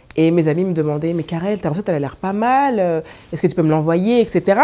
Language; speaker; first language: French; native; French